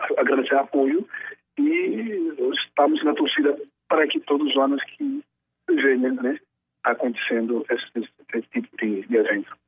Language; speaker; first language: Portuguese; non-native, local second language; Upper Guinea Crioulo